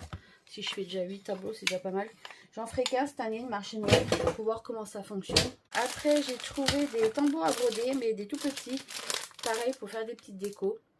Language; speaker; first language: French; native; French